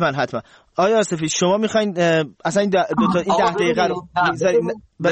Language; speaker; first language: Persian; native; Persian